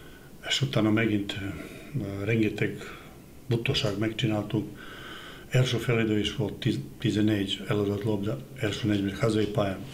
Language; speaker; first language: Hungarian; non-native, learner; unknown